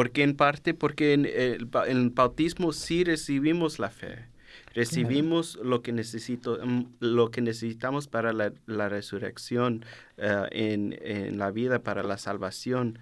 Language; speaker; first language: Spanish; early bilingual, heritage; Spanish